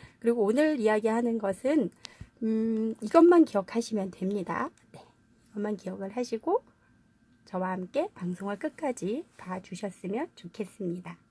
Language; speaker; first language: Korean; native; Korean